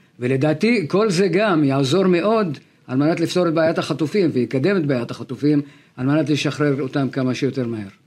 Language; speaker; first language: Hebrew; non-native, local second language; Arabic